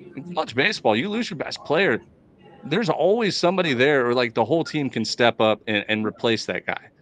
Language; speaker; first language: English; native; English